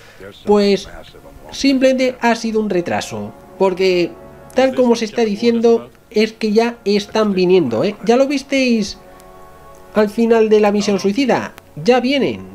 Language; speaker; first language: Spanish; native; Spanish